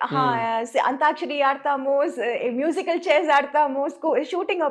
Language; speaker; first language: Telugu; non-native, fluent; Tamil